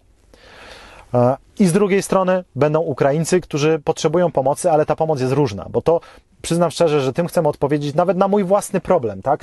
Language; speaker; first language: Polish; native; Polish